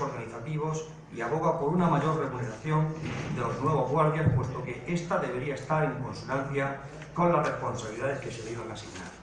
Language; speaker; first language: Spanish; native; Spanish